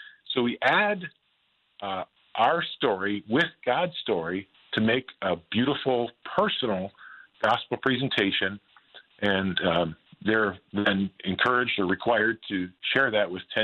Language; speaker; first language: English; native; English